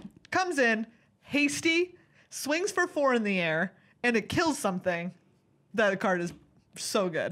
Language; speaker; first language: English; native; English